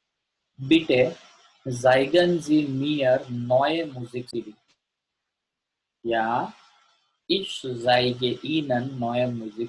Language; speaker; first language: German; non-native, learner; Gujarati